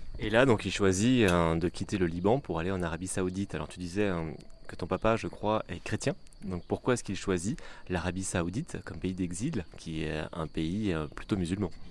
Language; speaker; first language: French; native; French